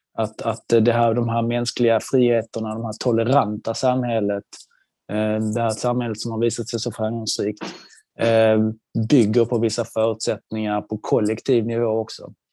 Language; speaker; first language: Swedish; native; Swedish